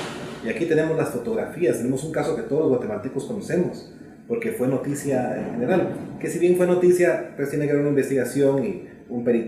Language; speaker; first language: Spanish; native; Spanish